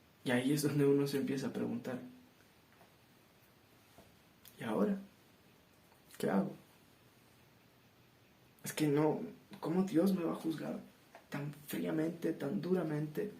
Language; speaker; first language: Spanish; native; Spanish